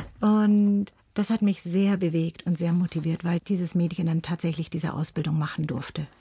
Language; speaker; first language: German; early bilingual, other home language; Turkish